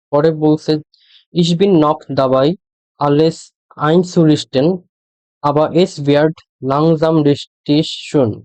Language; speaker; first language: German; non-native, fluent; Bangla